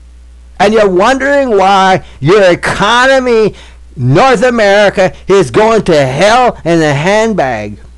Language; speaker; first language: English; native; English